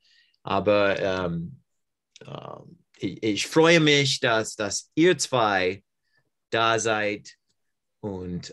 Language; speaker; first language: German; non-native, learner; English